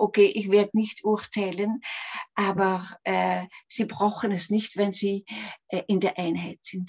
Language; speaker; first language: German; non-native, fluent; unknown